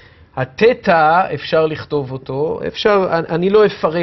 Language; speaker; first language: Hebrew; native; Hebrew